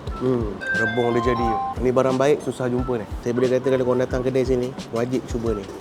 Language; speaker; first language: Malay; native; Malay